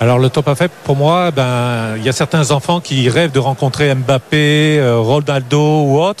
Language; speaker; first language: French; native; French